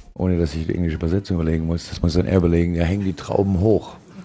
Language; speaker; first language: German; native; German